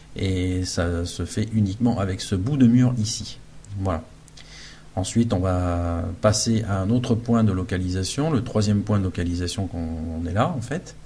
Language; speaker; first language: French; native; French